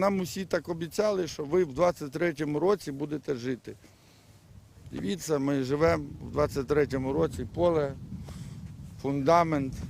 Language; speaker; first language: Ukrainian; native; Ukrainian